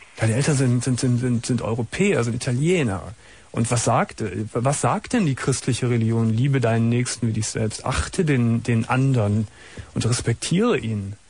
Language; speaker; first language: German; native; German